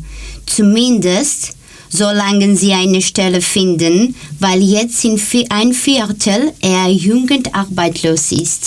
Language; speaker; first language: German; non-native, learner; Greek